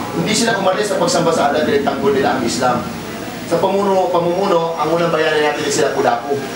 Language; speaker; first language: Filipino; native; Filipino